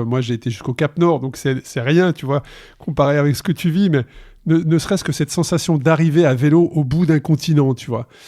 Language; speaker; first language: French; native; French